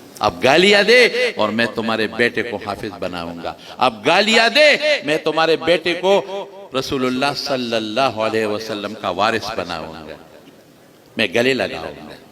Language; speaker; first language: Urdu; non-native, local second language; Pashto